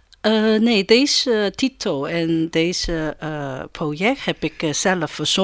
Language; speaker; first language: Dutch; non-native, learner; Chinese